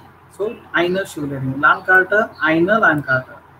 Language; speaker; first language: German; non-native, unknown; Marathi